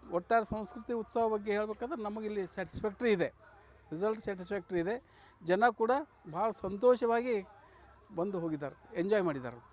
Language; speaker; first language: Kannada; native; Kannada